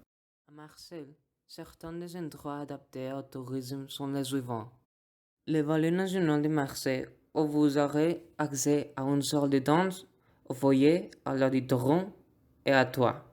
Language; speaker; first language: French; non-native, learner; Spanish